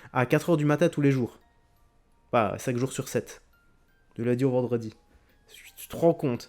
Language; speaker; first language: French; native; French